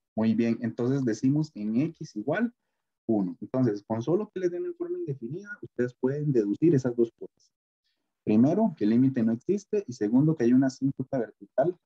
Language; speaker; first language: Spanish; native; Spanish